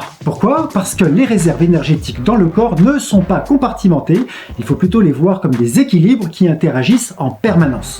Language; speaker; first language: French; native; French